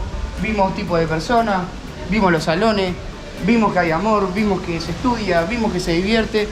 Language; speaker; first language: Spanish; native; Spanish